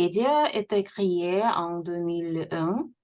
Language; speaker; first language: French; non-native, learner; Russian